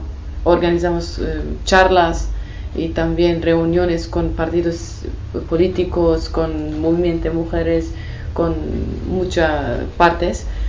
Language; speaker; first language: Spanish; non-native, learner; Kurdish